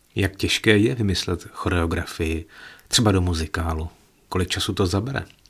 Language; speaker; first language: Czech; native; Czech